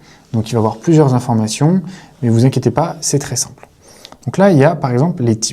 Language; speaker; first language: French; native; French